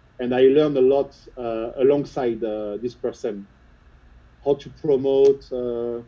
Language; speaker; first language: English; non-native, fluent; French